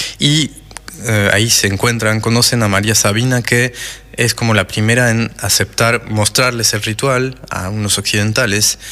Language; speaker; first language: Spanish; non-native, fluent; French